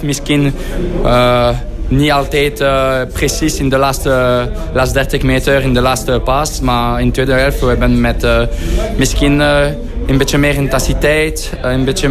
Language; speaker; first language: Dutch; non-native, fluent; French